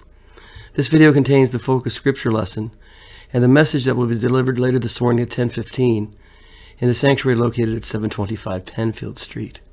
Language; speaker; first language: English; native; English